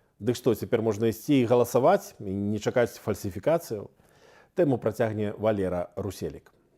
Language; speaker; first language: Belarusian; native; Belarusian